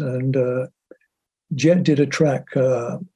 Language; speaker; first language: English; native; English